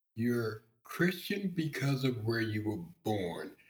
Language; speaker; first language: English; native; English